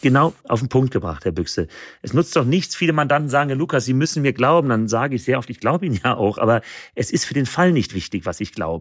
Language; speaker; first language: German; native; German